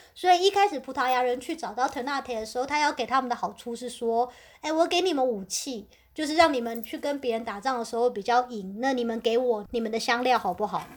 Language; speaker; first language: Chinese; native; Chinese